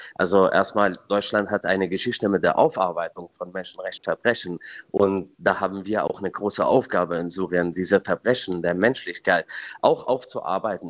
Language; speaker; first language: German; non-native, fluent; Arabic